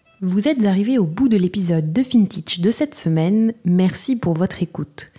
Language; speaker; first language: French; native; French